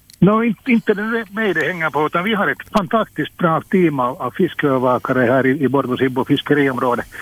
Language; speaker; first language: Swedish; native; Swedish